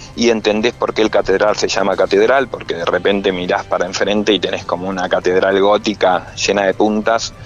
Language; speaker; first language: Spanish; native; Spanish